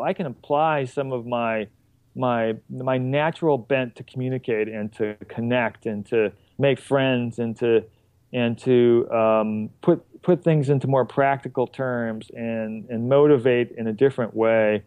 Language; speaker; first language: English; native; English